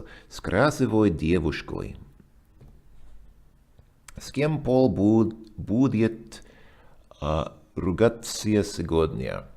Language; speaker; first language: Russian; non-native, fluent; English